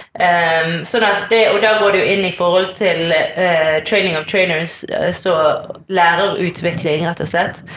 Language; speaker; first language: Norwegian; native; Norwegian